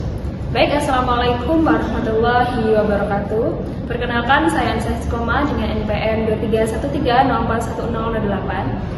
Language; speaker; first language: Indonesian; native; Indonesian